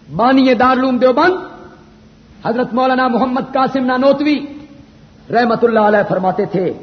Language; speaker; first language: Urdu; non-native, local second language; Punjabi